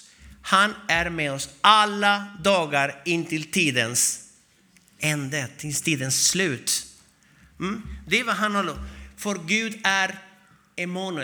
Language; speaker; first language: Swedish; non-native, fluent; Spanish